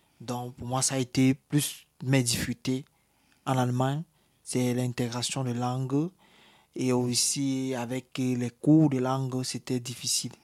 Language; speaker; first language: French; native; French